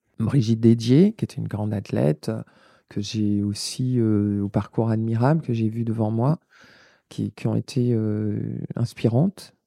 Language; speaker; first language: French; native; French